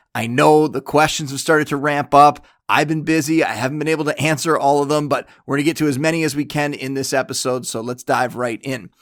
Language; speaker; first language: English; native; English